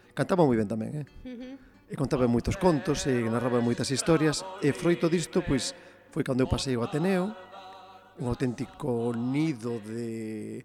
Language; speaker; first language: Galician; non-native, local second language; Spanish